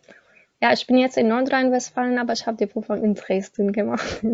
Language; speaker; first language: German; non-native, learner; Arabic